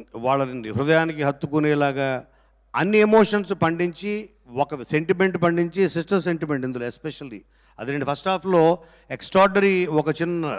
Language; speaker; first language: Telugu; native; Telugu